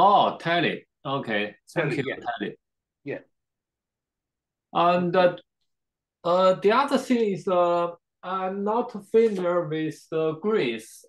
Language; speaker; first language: English; non-native, learner; Chinese